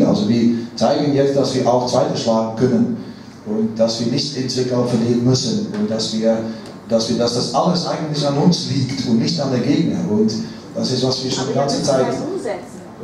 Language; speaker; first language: German; non-native, fluent; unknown